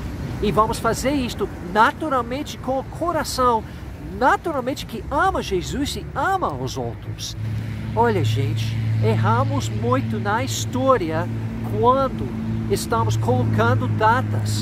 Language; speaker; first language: Portuguese; non-native, fluent; English